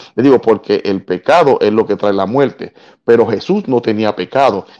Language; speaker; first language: Spanish; native; Spanish